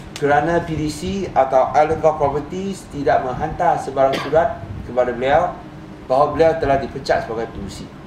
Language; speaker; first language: Malay; non-native, local second language; Chinese